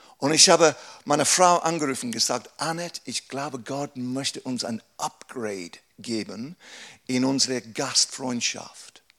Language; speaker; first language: German; non-native, fluent; English